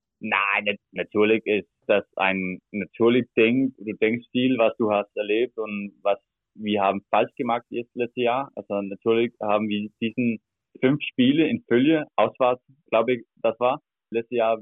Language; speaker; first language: German; non-native, learner; Danish